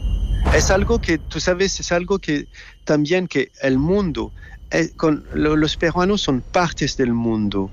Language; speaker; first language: Spanish; non-native, learner; French